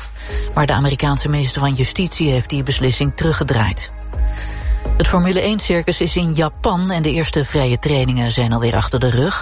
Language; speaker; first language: Dutch; native; Dutch